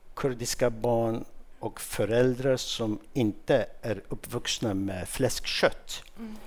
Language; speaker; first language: Swedish; non-native, fluent; Kurdish